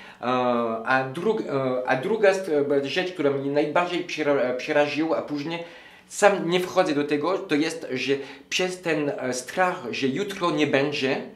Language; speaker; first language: Polish; non-native, learner; French